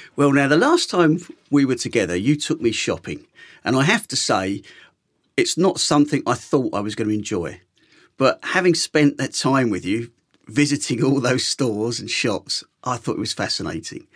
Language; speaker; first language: English; native; English